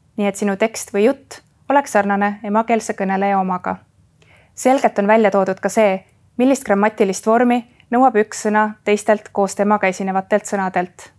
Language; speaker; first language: Estonian; native; Estonian